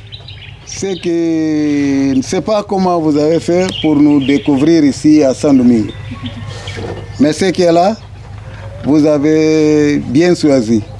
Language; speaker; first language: French; non-native, fluent; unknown